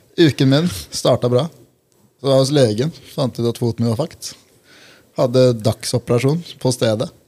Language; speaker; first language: Norwegian; early bilingual, other home language; Punjabi